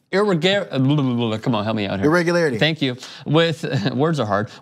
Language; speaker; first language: English; native; English